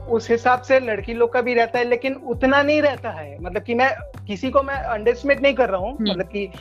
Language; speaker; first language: Hindi; non-native, local second language; Bangla